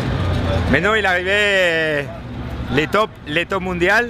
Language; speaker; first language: French; non-native, learner; Spanish